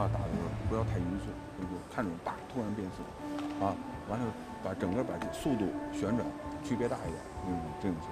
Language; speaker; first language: Chinese; native; Chinese